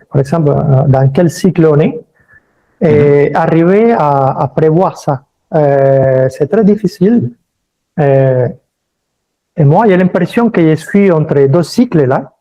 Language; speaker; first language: French; early bilingual, other home language; Spanish